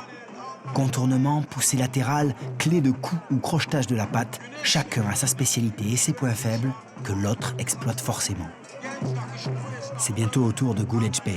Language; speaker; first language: French; native; French